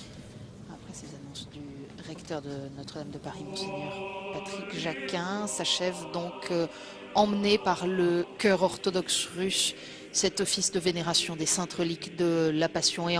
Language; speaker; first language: French; native; French